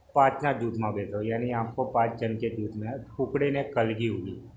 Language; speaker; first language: Hindi; non-native, local second language; Gujarati